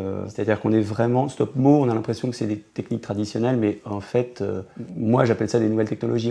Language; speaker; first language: French; native; French